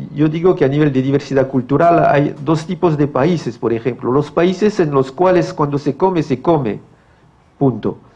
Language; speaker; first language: Spanish; non-native, fluent; French